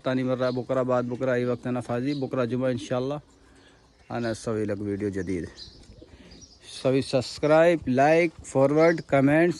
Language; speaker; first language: Arabic; non-native, learner; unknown